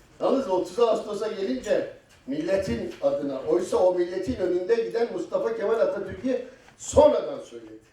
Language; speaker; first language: Turkish; native; Turkish